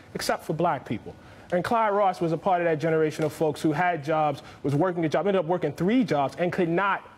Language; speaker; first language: English; native; English